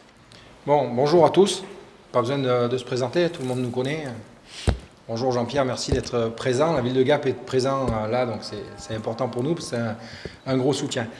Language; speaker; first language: French; native; French